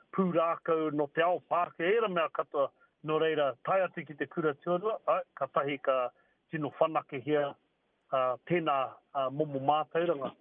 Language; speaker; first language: Māori; native; Māori